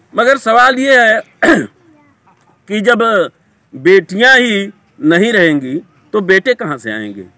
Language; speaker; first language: Hindi; native; Hindi